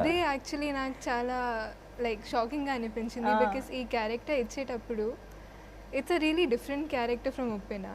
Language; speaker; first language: Telugu; non-native, fluent; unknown